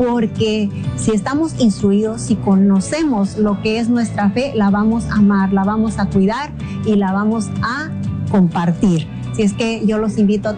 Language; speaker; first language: Spanish; native; Spanish